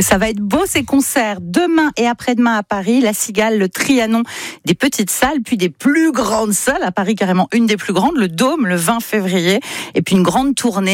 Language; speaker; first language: French; native; French